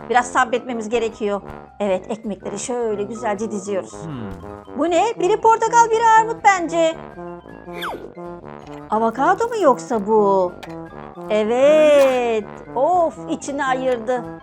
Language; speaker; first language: Turkish; native; Turkish